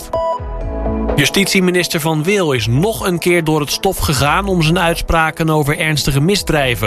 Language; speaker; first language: Dutch; native; Dutch